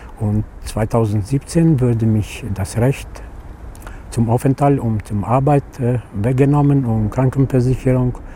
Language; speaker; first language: German; non-native, learner; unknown